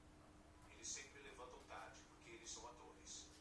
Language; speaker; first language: Portuguese; non-native, learner; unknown